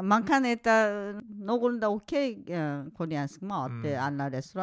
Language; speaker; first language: Swedish; non-native, fluent; Korean